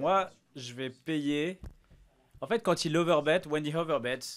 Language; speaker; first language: French; native; French